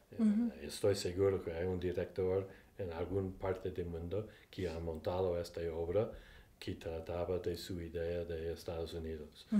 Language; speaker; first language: Spanish; non-native, fluent; English